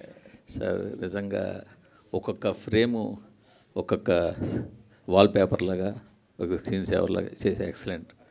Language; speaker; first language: Telugu; native; Telugu